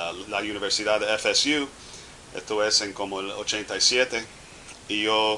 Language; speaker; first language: Spanish; non-native, fluent; English